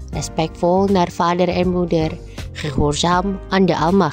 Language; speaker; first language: Dutch; non-native, fluent; Indonesian